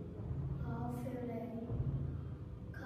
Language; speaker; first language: English; non-native, learner; Vietnamese